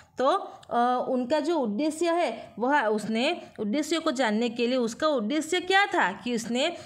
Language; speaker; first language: Hindi; non-native, local second language; Gujarati